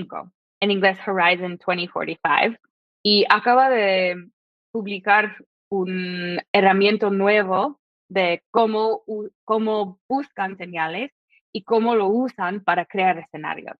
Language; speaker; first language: Spanish; non-native, fluent; English